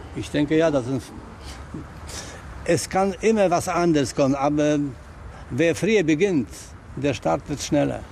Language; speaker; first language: German; non-native, fluent; Polish